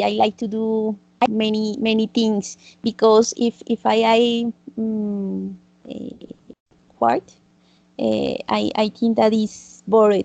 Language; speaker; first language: English; non-native, learner; Spanish